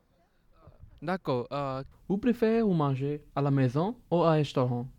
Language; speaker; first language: French; non-native, learner; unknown